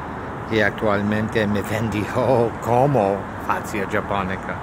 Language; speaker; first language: Spanish; non-native, learner; English